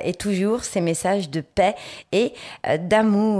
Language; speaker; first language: French; native; French